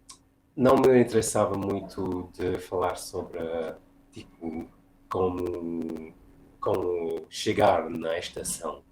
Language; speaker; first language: Portuguese; non-native, fluent; English